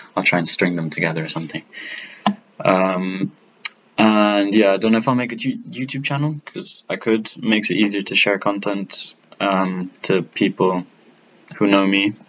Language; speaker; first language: English; non-native, fluent; Italian